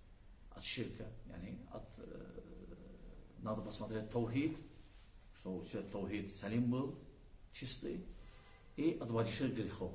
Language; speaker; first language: Russian; non-native, learner; Azerbaijani